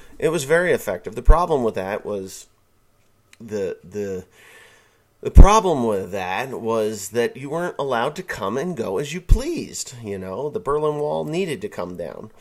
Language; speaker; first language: English; native; English